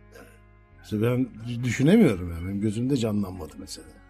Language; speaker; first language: Turkish; native; Turkish